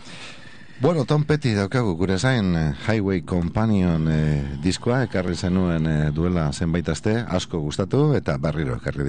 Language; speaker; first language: Basque; native; Basque